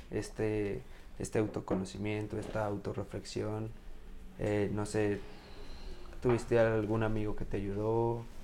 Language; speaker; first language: Spanish; native; Spanish